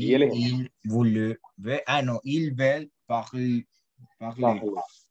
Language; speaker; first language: French; non-native, learner; Spanish